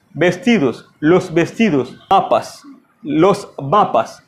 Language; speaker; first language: Spanish; non-native, fluent; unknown